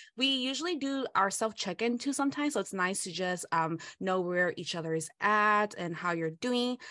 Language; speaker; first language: English; early bilingual, other home language; Hmong